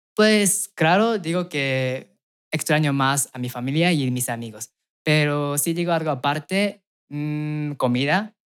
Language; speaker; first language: Spanish; non-native, fluent; Japanese